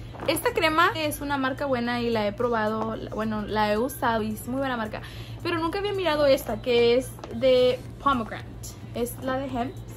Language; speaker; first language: Spanish; early bilingual, heritage; Spanish